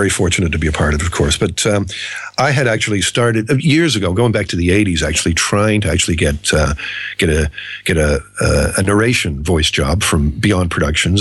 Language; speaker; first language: English; native; English